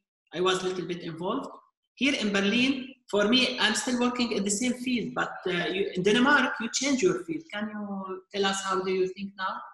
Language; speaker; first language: English; non-native, fluent; Arabic